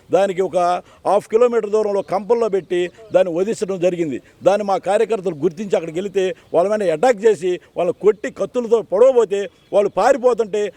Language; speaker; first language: Telugu; native; Telugu